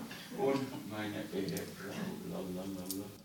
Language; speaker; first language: German; non-native, learner; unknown